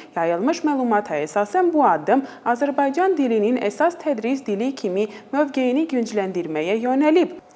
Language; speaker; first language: Azerbaijani; non-native, fluent; Armenian